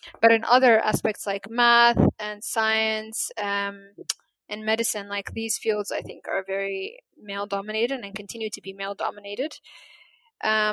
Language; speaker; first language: English; non-native, fluent; Amharic